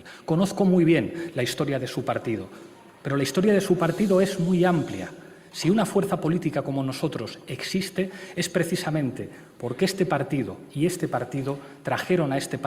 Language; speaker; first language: Spanish; native; Spanish